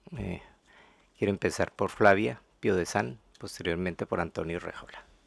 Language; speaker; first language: Spanish; native; Spanish